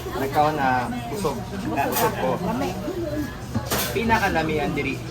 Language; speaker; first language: Cebuano; non-native, learner; Korean